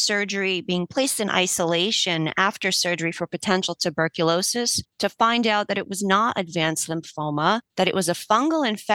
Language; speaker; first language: English; early bilingual, other home language; Polish